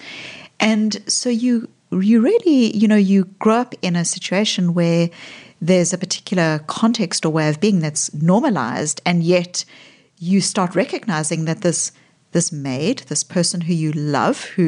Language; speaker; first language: English; native; English